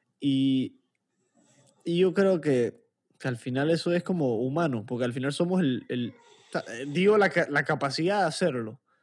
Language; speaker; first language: Spanish; native; Spanish